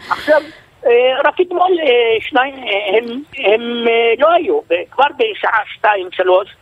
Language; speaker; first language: Hebrew; non-native, local second language; Arabic